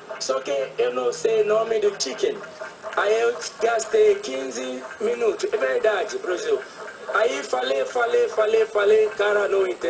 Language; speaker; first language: Portuguese; non-native, learner; English